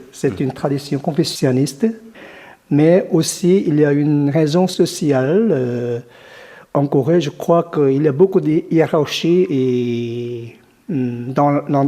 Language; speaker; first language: French; non-native, fluent; Korean